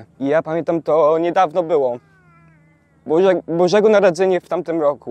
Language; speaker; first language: Polish; early bilingual, heritage; English